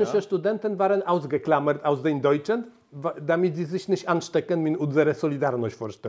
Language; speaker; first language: German; non-native, fluent; Polish